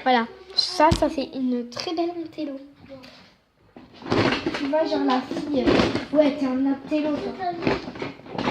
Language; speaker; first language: French; native; French